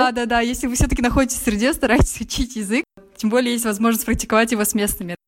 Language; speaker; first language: Russian; native; Russian